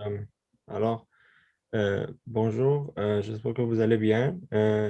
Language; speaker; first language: French; non-native, learner; Persian